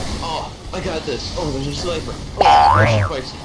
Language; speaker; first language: English; native; English